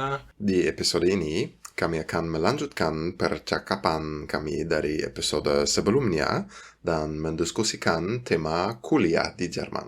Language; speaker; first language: Indonesian; non-native, fluent; German